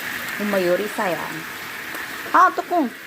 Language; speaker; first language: Korean; non-native, fluent; Filipino